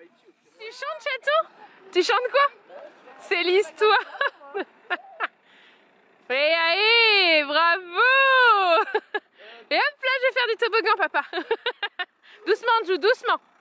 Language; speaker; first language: French; native; French